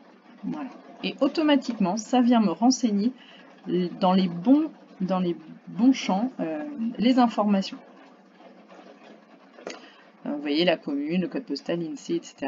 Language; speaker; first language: French; native; French